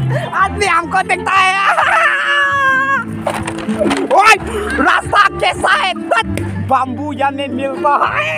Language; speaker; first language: Hindi; non-native, local second language; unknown